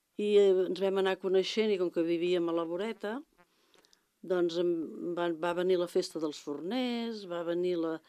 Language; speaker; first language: Catalan; native; Catalan